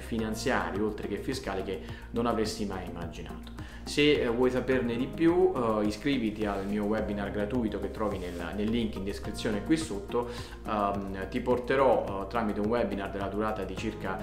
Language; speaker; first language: Italian; native; Italian